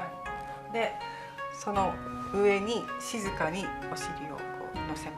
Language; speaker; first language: Japanese; native; Japanese